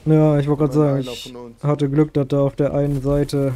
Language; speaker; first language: German; native; German